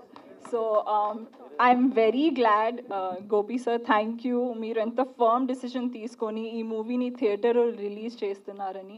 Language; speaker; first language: Telugu; non-native, learner; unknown